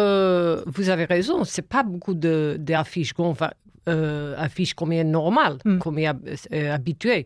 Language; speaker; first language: French; non-native, fluent; English